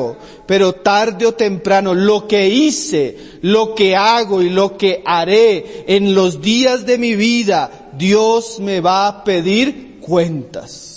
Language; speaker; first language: Spanish; native; Spanish